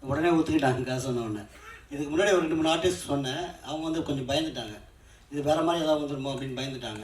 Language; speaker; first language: Tamil; native; Tamil